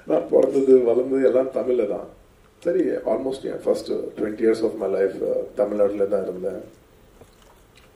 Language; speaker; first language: Tamil; non-native, local second language; Telugu